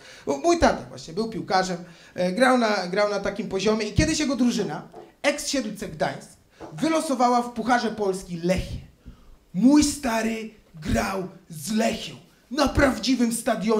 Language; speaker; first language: Polish; native; Polish